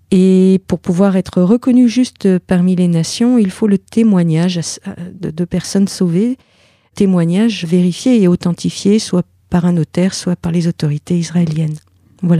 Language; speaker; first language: French; native; French